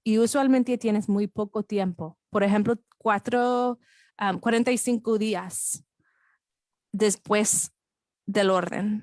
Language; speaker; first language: Spanish; non-native, fluent; English